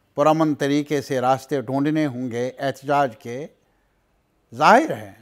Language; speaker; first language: Urdu; non-native, local second language; Kashmiri